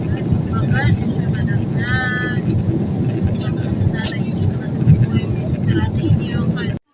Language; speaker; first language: Russian; non-native, fluent; Filipino